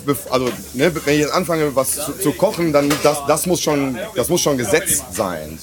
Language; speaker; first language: German; native; German